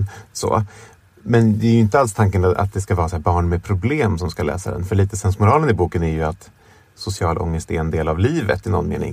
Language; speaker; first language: Swedish; native; Swedish